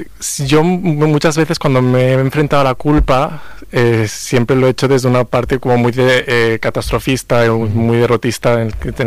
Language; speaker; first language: Spanish; native; Spanish